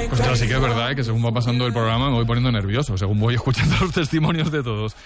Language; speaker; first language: Spanish; native; Spanish